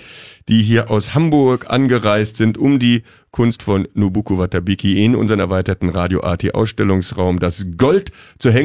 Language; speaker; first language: German; native; German